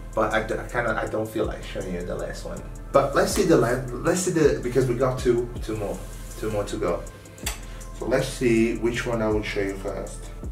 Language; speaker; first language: English; non-native, fluent; Portuguese